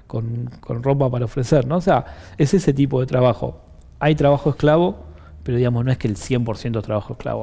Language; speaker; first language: Spanish; native; Spanish